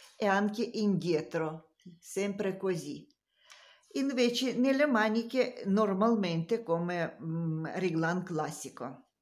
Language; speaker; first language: Italian; non-native, learner; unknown